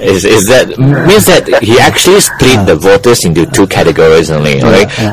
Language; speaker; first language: English; non-native, local second language; Chinese